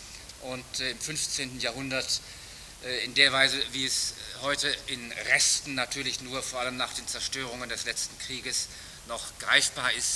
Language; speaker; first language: German; native; German